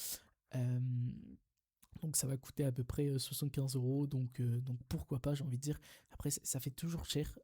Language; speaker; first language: French; native; French